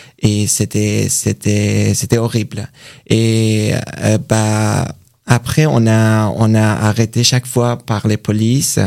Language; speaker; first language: French; non-native, learner; Persian